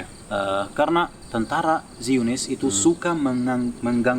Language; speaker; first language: Indonesian; non-native, fluent; Arabic